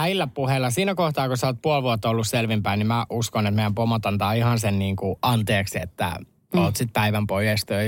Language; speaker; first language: Finnish; native; Finnish